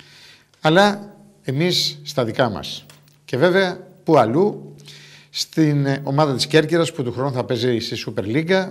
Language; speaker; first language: Greek; native; Greek